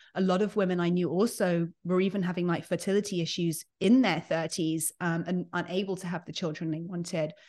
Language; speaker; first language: English; native; English